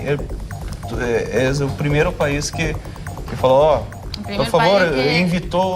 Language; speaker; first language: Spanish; non-native, learner; Portuguese